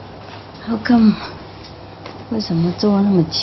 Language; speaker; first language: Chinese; non-native, fluent; Vietnamese